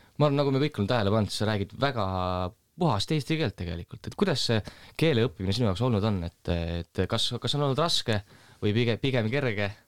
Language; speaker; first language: Estonian; native; Estonian